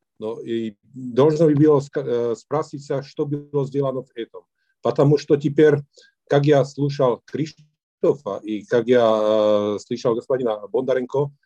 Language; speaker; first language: Russian; non-native, learner; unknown